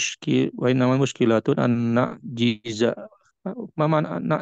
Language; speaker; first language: Arabic; non-native, learner; Indonesian